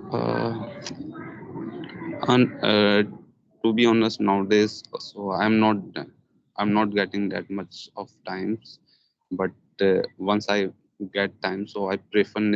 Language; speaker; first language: English; non-native, learner; Hindi